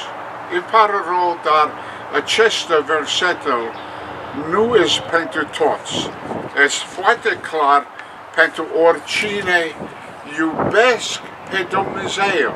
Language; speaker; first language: Romanian; non-native, learner; English